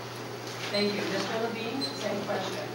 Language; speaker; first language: English; native; English